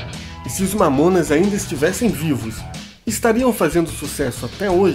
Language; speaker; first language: Portuguese; native; Portuguese